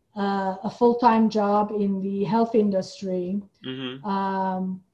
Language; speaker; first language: English; non-native, fluent; Persian